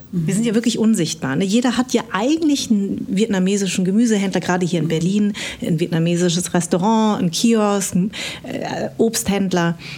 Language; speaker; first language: German; early bilingual, other home language; Vietnamese